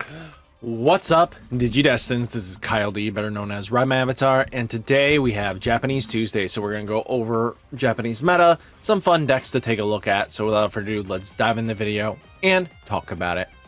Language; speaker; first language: English; native; English